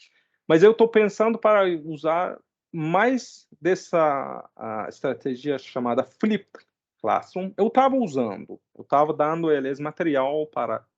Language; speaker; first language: Portuguese; non-native, fluent; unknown